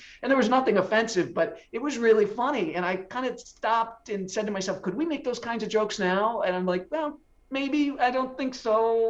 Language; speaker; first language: English; native; English